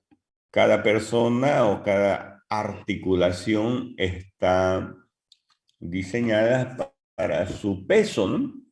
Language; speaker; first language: Spanish; native; Spanish